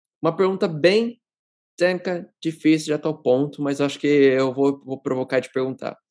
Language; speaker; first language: Portuguese; native; Portuguese